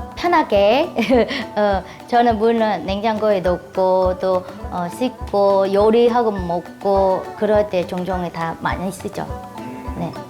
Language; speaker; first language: Korean; non-native, fluent; Vietnamese